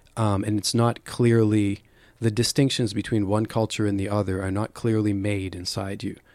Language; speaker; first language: English; native; English